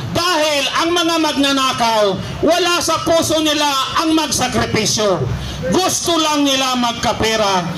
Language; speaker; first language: Filipino; non-native, local second language; Cebuano